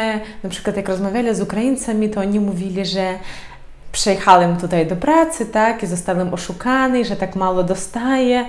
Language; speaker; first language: Polish; non-native, fluent; Ukrainian